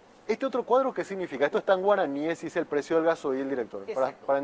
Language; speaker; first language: Spanish; native; Spanish